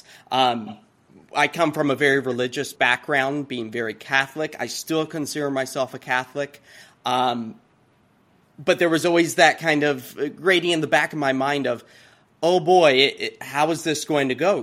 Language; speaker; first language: English; native; English